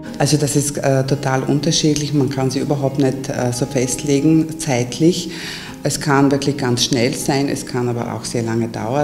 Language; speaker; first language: German; native; German